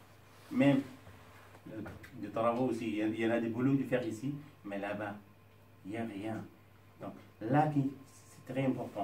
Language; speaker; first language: French; non-native, learner; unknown